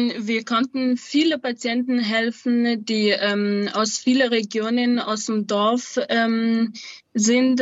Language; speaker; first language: German; non-native, fluent; Malagasy